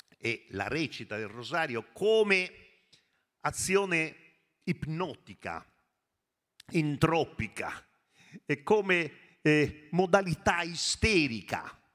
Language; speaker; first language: Italian; native; Italian